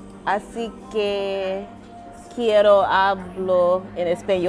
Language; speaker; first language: Spanish; non-native, learner; English